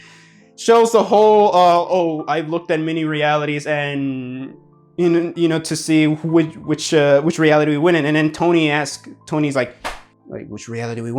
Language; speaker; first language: English; native; English